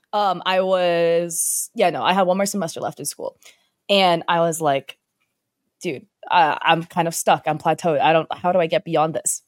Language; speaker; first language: English; early bilingual, other home language; Chinese